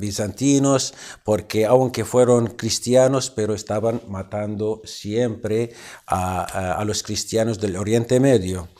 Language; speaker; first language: Spanish; non-native, fluent; Arabic